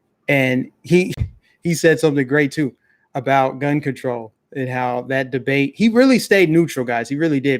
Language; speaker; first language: English; native; English